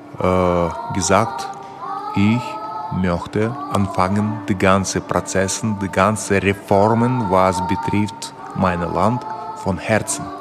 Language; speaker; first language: German; non-native, fluent; Russian